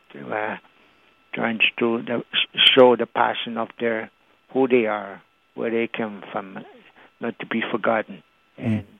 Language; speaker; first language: English; non-native, fluent; Cree